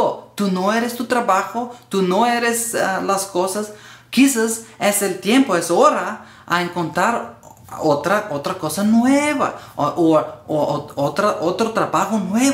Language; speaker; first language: Spanish; non-native, learner; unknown